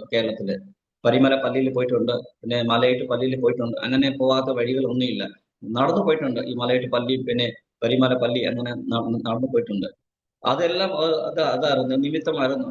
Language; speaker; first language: Malayalam; non-native, fluent; Nepali